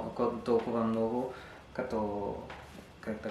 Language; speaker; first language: Bulgarian; non-native, learner; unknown